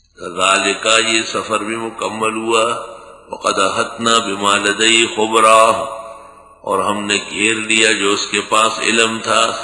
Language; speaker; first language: Urdu; non-native, local second language; Pashto